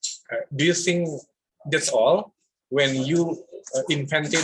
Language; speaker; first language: English; non-native, fluent; Indonesian